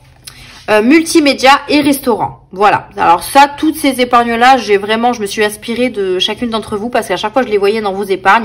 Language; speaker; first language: French; native; French